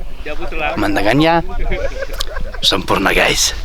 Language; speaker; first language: Indonesian; non-native, fluent; English